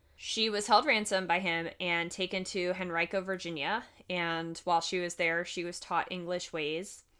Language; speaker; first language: English; native; English